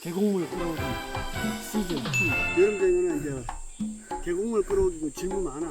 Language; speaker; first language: Korean; native; Korean